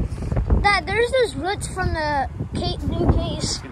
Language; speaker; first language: English; native; English